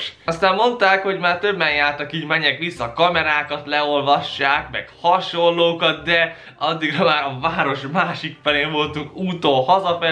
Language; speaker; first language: Hungarian; native; Hungarian